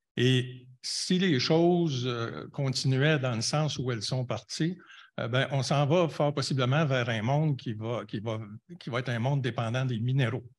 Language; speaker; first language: French; native; French